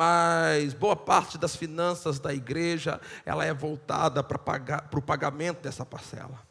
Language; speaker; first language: Portuguese; native; Portuguese